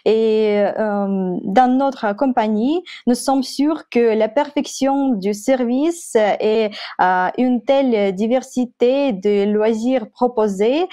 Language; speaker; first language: French; non-native, fluent; Russian